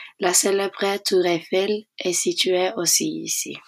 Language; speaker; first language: French; non-native, learner; Norwegian